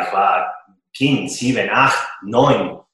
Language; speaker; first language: German; non-native, fluent; Spanish